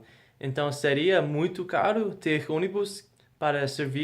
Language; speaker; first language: Portuguese; non-native, fluent; English